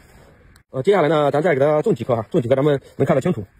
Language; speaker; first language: Chinese; native; Chinese